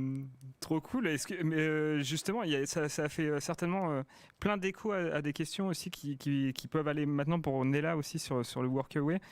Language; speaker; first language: French; native; French